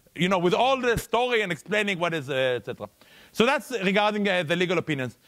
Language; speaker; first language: English; non-native, fluent; Hebrew